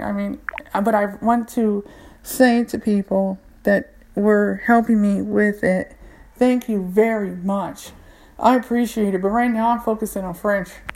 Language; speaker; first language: English; native; English